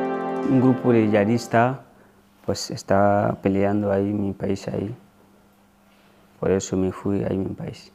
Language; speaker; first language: Spanish; non-native, learner; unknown